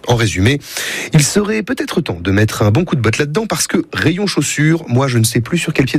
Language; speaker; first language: French; native; French